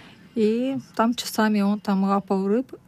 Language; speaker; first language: Polish; non-native, learner; Russian